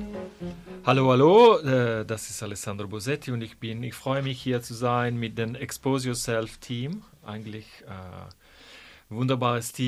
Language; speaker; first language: German; non-native, fluent; Italian